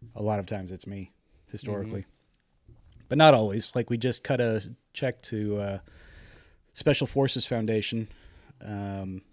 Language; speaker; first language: English; native; English